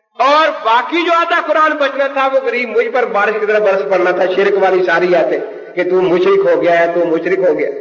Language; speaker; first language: Urdu; non-native, local second language; Punjabi